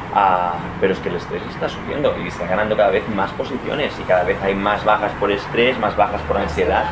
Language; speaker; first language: Spanish; non-native, local second language; Catalan